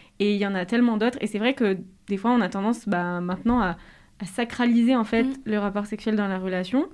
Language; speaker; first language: French; native; French